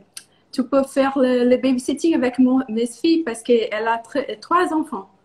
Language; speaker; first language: French; non-native, learner; Portuguese